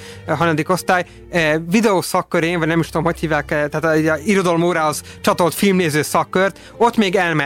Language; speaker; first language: Hungarian; native; Hungarian